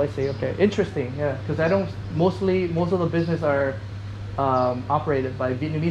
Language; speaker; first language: English; early bilingual, other home language; Vietnamese